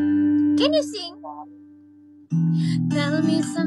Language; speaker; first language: English; non-native, learner; Indonesian